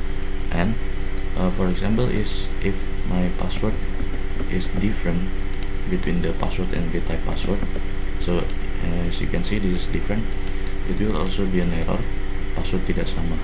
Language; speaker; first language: English; non-native, learner; Indonesian